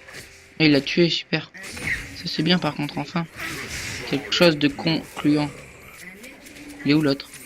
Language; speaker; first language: French; native; French